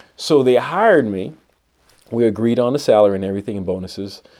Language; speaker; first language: English; native; English